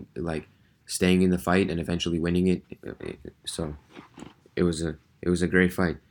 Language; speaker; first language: English; early bilingual, other home language; Russian